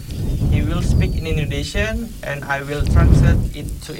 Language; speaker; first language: English; non-native, learner; Indonesian